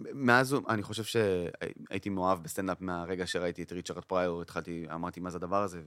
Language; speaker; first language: Hebrew; native; Hebrew